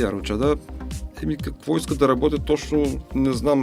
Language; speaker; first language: Bulgarian; native; Bulgarian